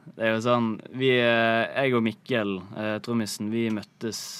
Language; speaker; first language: Norwegian; native; Norwegian